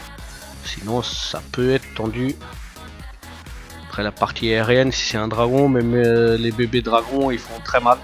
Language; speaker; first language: French; native; French